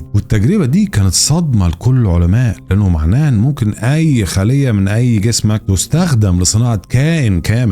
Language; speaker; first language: Arabic; native; Arabic